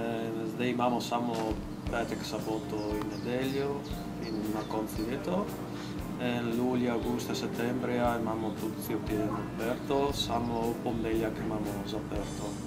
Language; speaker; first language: Slovenian; early bilingual, heritage; Slovenian